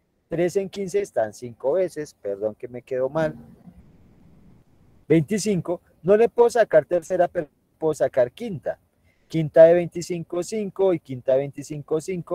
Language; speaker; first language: Spanish; native; Spanish